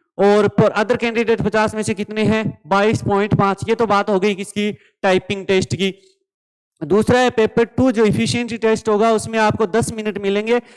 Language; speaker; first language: Hindi; native; Hindi